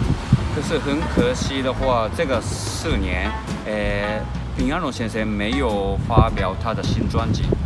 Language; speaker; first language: Chinese; non-native, learner; Japanese